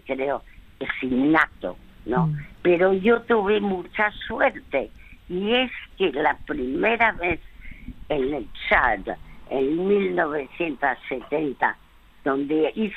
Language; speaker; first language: Spanish; early bilingual, other home language; French